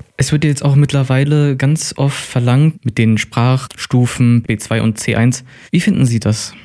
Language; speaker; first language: German; native; German